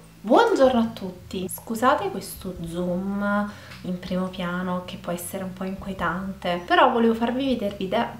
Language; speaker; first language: Italian; native; Italian